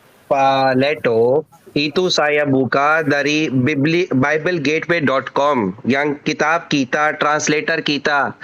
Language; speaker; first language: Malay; non-native, learner; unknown